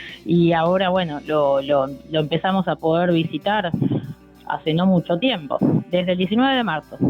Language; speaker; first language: Spanish; native; Spanish